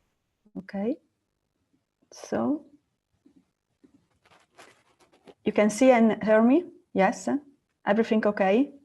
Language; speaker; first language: English; non-native, learner; Italian